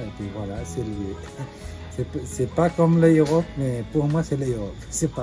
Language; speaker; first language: French; non-native, fluent; Nepali